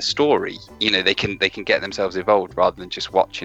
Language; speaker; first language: English; native; English